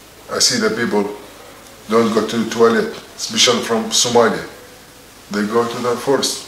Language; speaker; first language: English; non-native, learner; Arabic